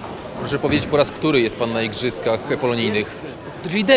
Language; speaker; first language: Polish; native; Polish